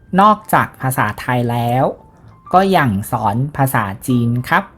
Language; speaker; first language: Thai; non-native, fluent; Chinese